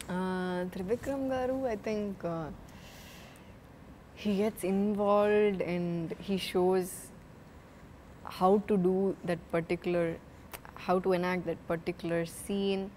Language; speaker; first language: Telugu; non-native, fluent; Malayalam